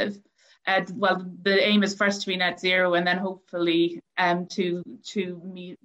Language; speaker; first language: English; native; English